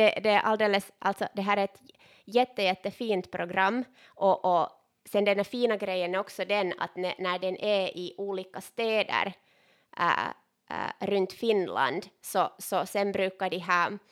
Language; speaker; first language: Swedish; non-native, local second language; Finnish